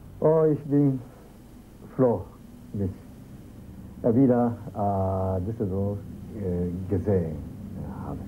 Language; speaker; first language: German; non-native, learner; Japanese